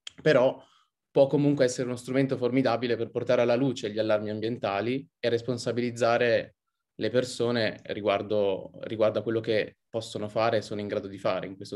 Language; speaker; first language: Italian; native; Italian